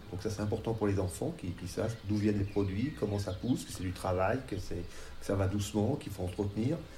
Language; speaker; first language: French; native; French